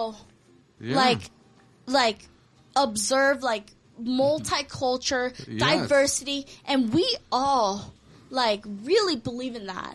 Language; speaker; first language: English; early bilingual, other home language; Korean